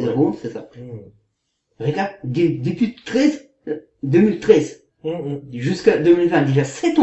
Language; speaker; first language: French; non-native, learner; Kazakh